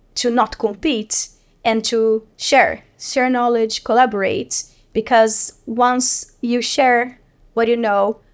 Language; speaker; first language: English; non-native, fluent; Portuguese